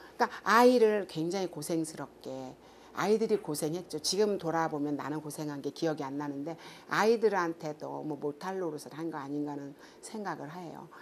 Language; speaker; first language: Korean; native; Korean